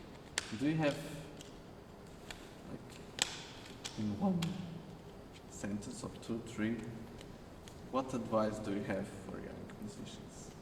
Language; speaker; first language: English; non-native, fluent; Slovenian